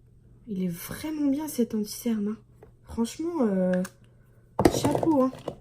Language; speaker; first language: French; native; French